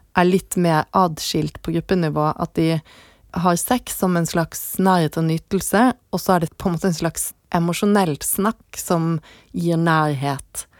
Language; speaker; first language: Norwegian; native; Norwegian